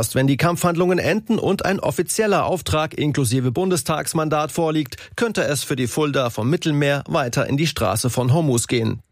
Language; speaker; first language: German; native; German